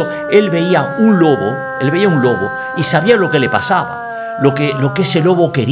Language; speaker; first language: Spanish; native; Spanish